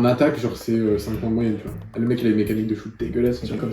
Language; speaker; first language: French; native; French